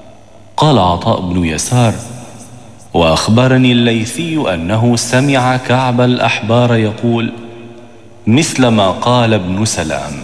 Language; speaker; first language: Arabic; native; Arabic